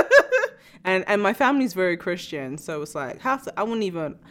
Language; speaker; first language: English; native; English